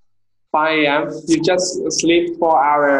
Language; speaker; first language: English; non-native, learner; Vietnamese